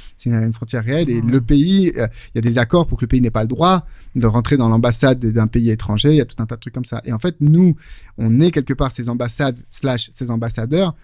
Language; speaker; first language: French; native; French